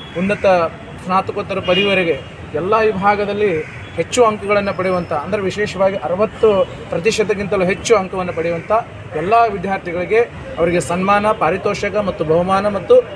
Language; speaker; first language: Kannada; non-native, local second language; Lambadi